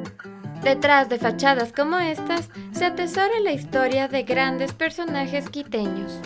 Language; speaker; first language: Spanish; native; Spanish